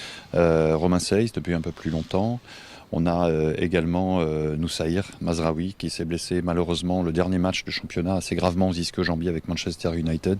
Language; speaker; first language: French; native; French